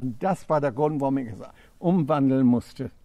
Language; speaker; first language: German; non-native, fluent; English